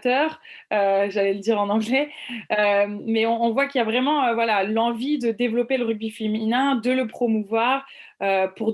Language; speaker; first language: French; native; French